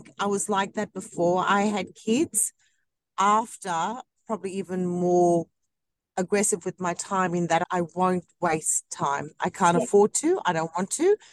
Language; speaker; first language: English; native; English